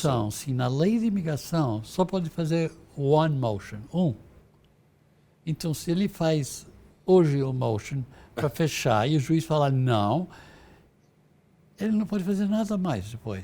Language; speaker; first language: Portuguese; non-native, fluent; English